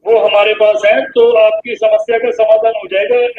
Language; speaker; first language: Hindi; non-native, local second language; Punjabi